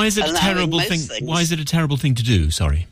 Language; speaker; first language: English; native; English